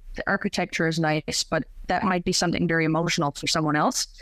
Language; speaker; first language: English; native; English